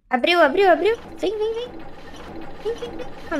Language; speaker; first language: Portuguese; native; Portuguese